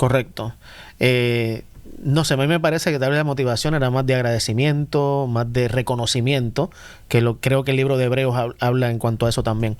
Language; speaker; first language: Spanish; native; Spanish